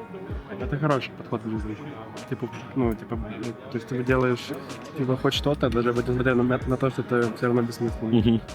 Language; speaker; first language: Russian; native; Russian